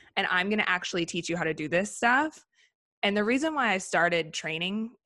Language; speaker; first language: English; native; English